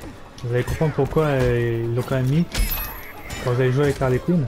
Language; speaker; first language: French; native; French